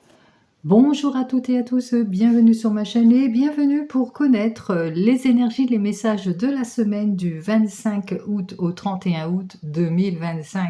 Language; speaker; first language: French; native; French